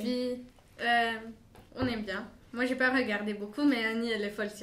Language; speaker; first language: French; non-native, fluent; Bulgarian